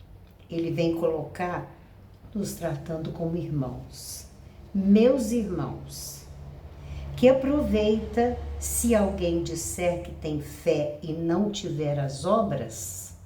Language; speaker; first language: Portuguese; native; Portuguese